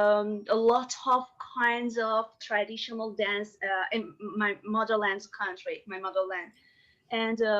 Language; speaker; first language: English; non-native, learner; Persian